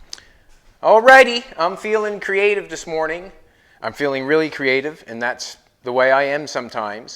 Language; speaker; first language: English; native; English